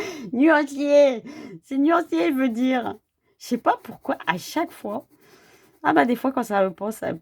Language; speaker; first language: French; native; French